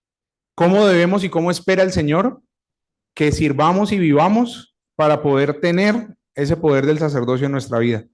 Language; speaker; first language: Spanish; native; Spanish